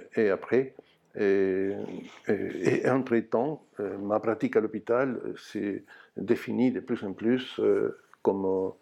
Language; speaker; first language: French; non-native, fluent; Spanish